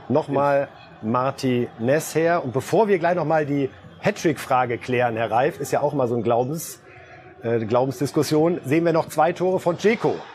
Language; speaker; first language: German; native; German